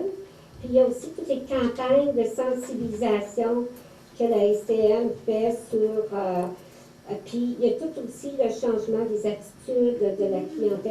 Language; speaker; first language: French; native; French